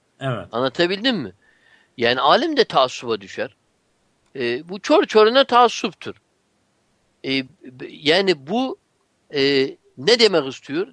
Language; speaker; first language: Turkish; non-native, fluent; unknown